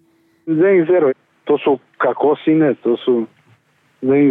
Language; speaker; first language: Greek; non-native, learner; Bulgarian